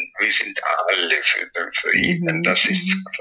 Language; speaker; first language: German; non-native, fluent; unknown